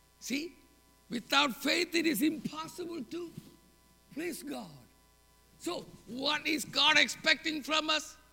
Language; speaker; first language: English; non-native, local second language; Malayalam